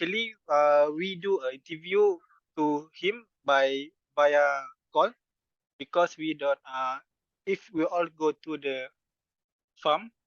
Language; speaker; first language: English; non-native, fluent; Malay